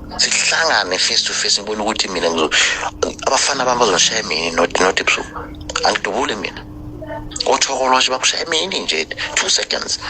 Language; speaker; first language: Zulu; non-native, fluent; Nyanja